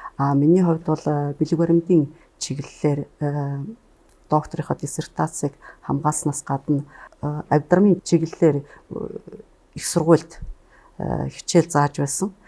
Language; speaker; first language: Mongolian; native; Mongolian